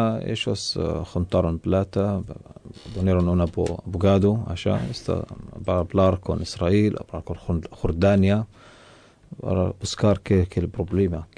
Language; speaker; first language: Spanish; non-native, local second language; Arabic